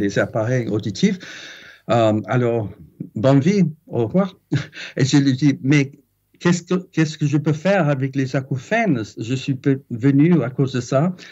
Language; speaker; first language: French; non-native, fluent; English